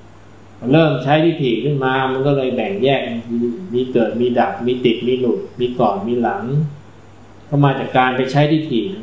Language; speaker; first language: Thai; native; Thai